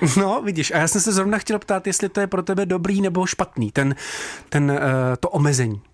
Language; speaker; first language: Czech; native; Czech